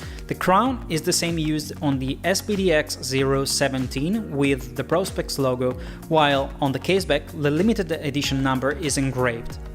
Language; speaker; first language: English; non-native, fluent; Italian